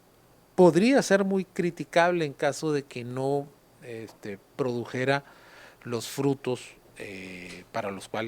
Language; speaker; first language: Spanish; native; Spanish